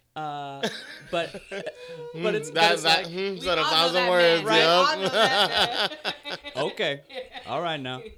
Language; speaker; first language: English; native; English